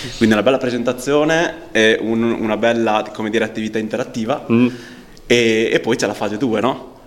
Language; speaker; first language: Italian; non-native, fluent; Punjabi